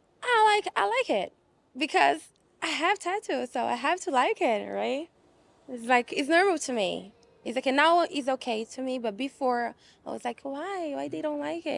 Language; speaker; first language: English; non-native, fluent; Portuguese